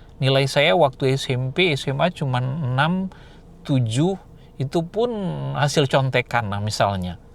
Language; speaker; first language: Indonesian; non-native, local second language; Minangkabau